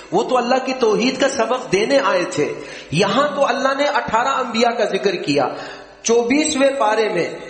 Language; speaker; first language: Urdu; native; Urdu